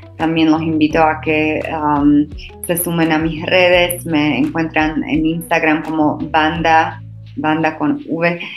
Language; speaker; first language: Spanish; non-native, fluent; Slovak